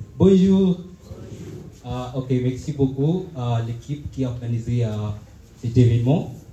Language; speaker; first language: French; non-native, fluent; Swahili